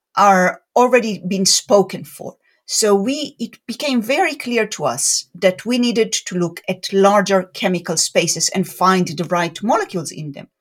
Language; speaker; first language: English; non-native, fluent; Hebrew